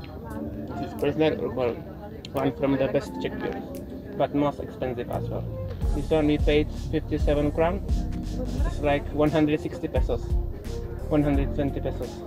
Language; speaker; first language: English; non-native, learner; Czech